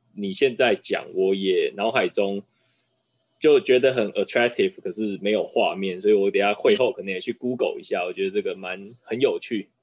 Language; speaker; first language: Chinese; native; Chinese